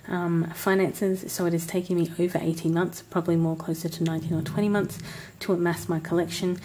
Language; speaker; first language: English; native; English